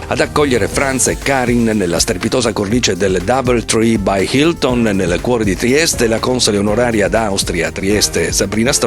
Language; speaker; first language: Italian; native; Italian